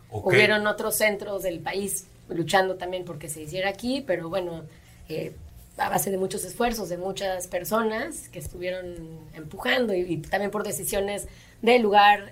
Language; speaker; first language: Spanish; native; Spanish